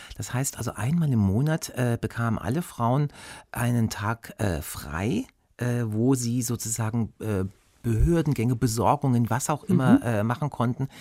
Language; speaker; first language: German; early bilingual, other home language; Bulgarian